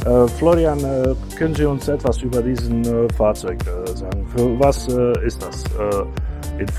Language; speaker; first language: German; non-native, learner; Croatian